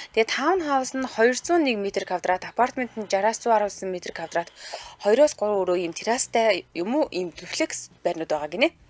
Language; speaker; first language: Mongolian; native; Mongolian